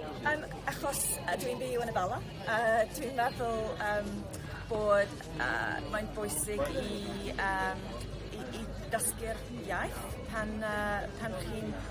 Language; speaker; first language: Welsh; non-native, learner; English